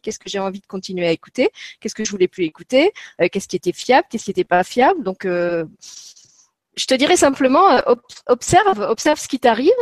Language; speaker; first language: French; native; French